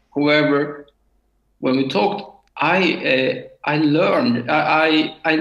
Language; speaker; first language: English; non-native, learner; Swedish